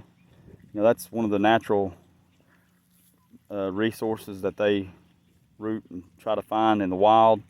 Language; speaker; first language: English; native; English